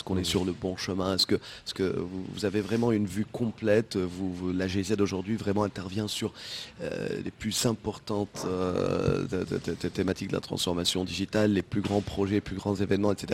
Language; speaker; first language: French; non-native, local second language; Arabic